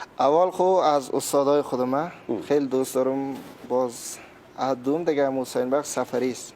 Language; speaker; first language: Persian; non-native, local second language; Turkmen